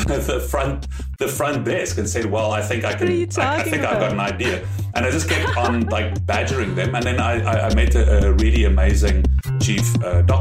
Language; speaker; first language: English; non-native, local second language; German